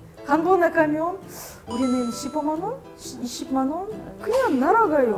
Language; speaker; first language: Korean; non-native, fluent; Russian